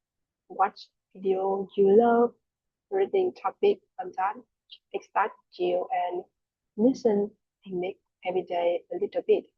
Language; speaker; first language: English; non-native, learner; Vietnamese